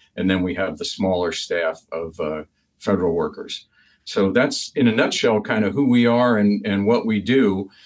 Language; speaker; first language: English; native; English